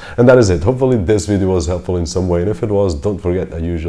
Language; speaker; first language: English; non-native, fluent; Portuguese